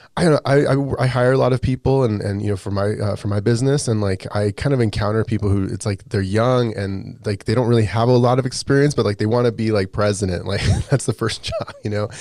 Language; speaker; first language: English; native; English